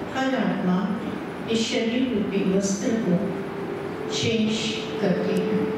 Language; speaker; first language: Hindi; non-native, local second language; Marathi